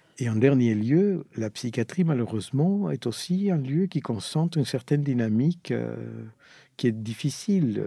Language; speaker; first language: French; non-native, fluent; Spanish